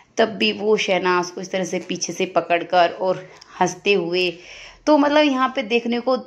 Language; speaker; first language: Hindi; native; Hindi